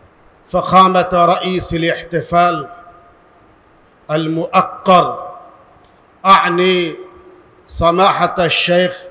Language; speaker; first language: Arabic; non-native, fluent; Urdu